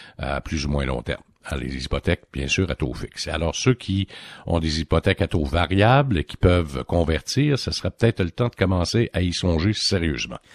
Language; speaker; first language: French; native; French